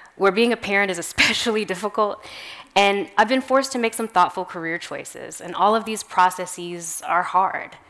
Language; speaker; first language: English; native; English